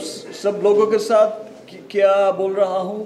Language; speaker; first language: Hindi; non-native, learner; Bangla